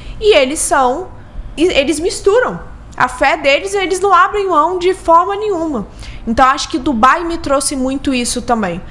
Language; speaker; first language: Portuguese; native; Portuguese